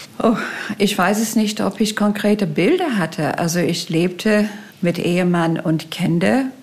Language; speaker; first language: German; non-native, fluent; English